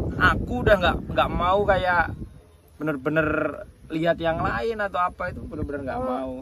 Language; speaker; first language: Indonesian; native; Indonesian